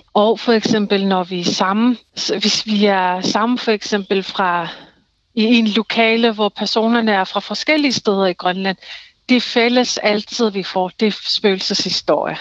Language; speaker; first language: Danish; non-native, local second language; Kalaallisut